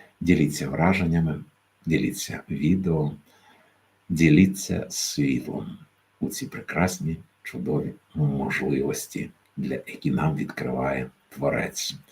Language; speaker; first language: Ukrainian; native; Ukrainian